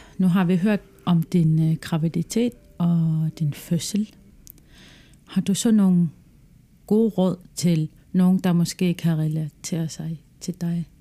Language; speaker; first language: Danish; non-native, local second language; Kalaallisut